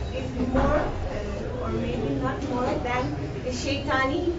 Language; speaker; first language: English; non-native, learner; Persian